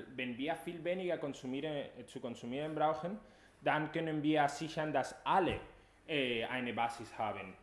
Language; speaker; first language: German; non-native, fluent; Spanish